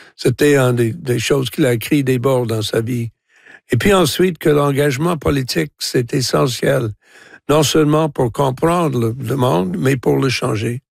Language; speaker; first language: French; non-native, local second language; English